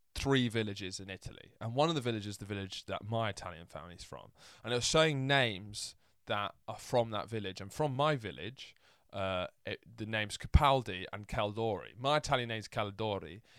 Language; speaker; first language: English; early bilingual, other home language; Italian